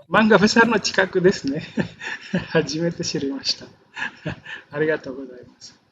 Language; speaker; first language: Japanese; non-native, fluent; Indonesian